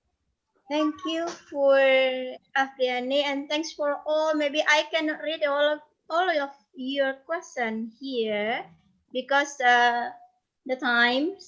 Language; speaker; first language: English; non-native, fluent; Indonesian